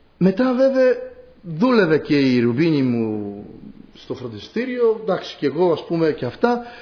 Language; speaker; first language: Greek; non-native, fluent; Polish